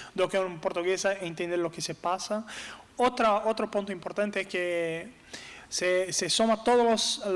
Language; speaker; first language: Spanish; non-native, learner; Portuguese